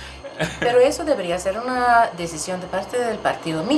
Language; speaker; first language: Spanish; non-native, fluent; Swedish